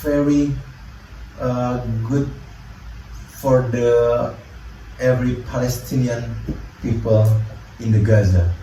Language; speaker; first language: English; non-native, learner; Indonesian